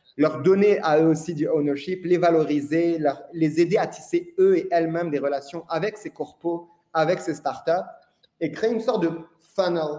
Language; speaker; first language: French; non-native, local second language; Arabic